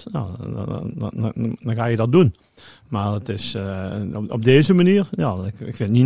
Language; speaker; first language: Dutch; native; Dutch